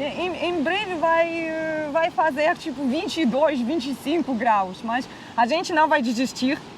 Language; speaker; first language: Portuguese; non-native, fluent; Russian